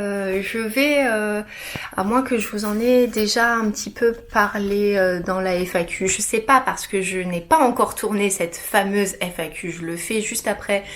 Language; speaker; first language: French; native; French